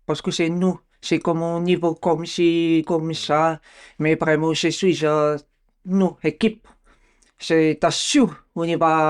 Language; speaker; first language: French; non-native, learner; Bulgarian